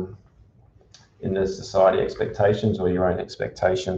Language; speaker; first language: English; native; English